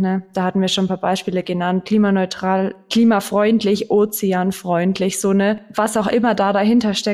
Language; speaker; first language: German; native; German